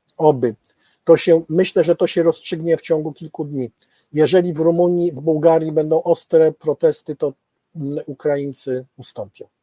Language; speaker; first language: Polish; native; Polish